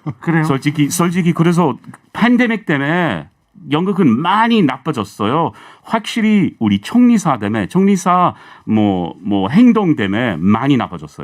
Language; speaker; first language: Korean; non-native, learner; English